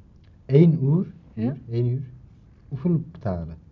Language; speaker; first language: Dutch; non-native, learner; Turkish